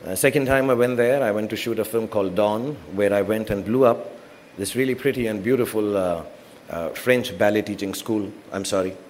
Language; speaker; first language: English; non-native, local second language; Hindi